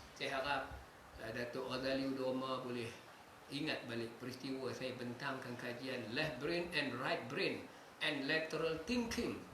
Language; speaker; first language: Malay; native; Malay